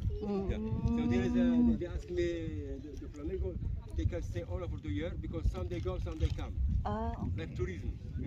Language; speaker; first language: English; non-native, learner; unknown